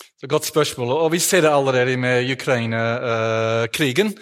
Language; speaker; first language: Norwegian; non-native, fluent; English